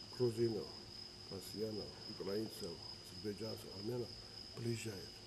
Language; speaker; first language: Russian; non-native, fluent; Georgian